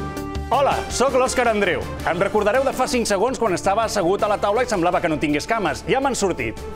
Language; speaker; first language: Catalan; native; Catalan